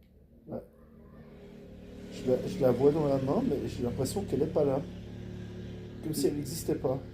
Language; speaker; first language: French; native; French